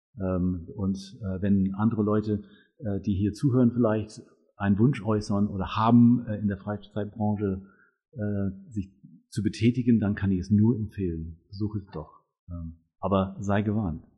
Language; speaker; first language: German; non-native, fluent; English